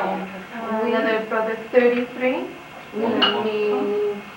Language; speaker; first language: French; non-native, learner; English